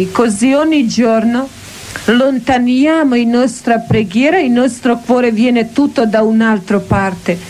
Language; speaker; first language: Italian; non-native, learner; Croatian